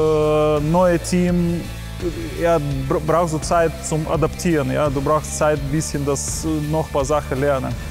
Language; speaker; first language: German; non-native, learner; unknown